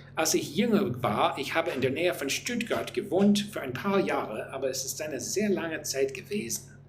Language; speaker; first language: German; non-native, learner; English